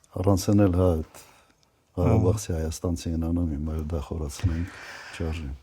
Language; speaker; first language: Armenian; native; Armenian